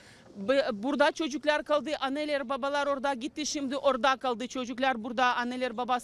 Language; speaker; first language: Turkish; non-native, learner; Ukrainian